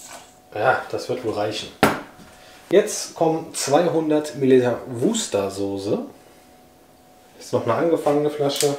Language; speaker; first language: German; native; German